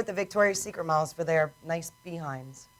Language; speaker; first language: English; native; English